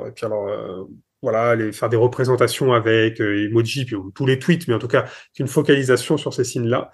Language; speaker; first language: French; native; French